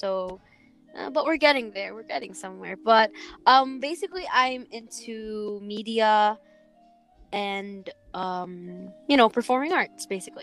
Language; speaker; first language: English; non-native, local second language; Filipino